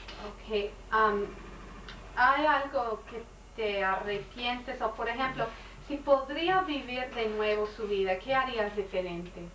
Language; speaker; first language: Spanish; non-native, learner; English